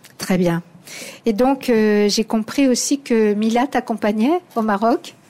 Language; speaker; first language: French; native; French